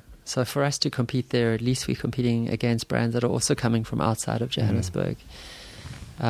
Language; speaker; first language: English; native; English